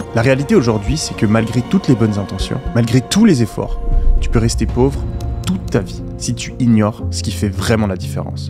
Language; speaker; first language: French; native; French